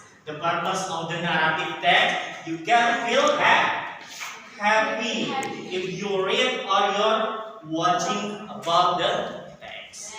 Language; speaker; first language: English; non-native, learner; Indonesian